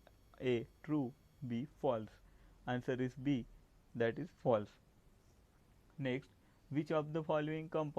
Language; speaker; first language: English; non-native, local second language; Marathi